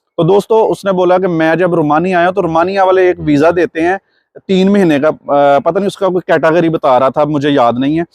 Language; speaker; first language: Urdu; non-native, local second language; Punjabi